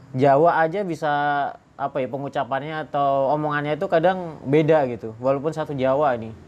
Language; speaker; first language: Indonesian; native; Indonesian